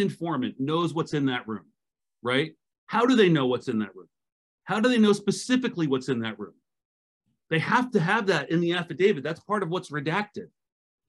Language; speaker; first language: English; native; English